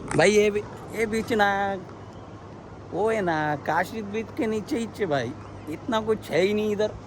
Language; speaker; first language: Hindi; non-native, local second language; Marathi